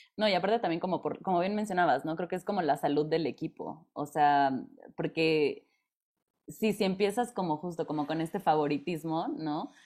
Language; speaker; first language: Spanish; native; Spanish